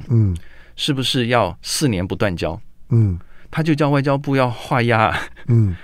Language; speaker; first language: Chinese; native; Chinese